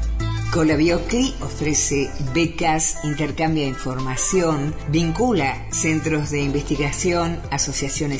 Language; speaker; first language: Spanish; native; Spanish